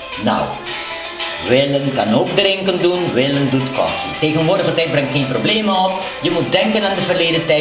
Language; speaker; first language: Dutch; non-native, local second language; Papiamento